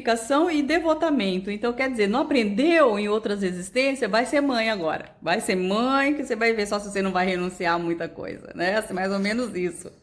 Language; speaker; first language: Portuguese; native; Portuguese